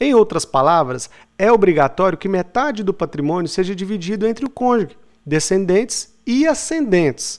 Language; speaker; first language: Portuguese; native; Portuguese